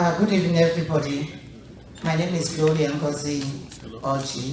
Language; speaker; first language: English; non-native, local second language; Igbo